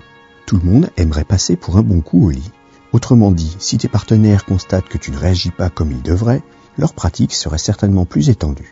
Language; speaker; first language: French; native; French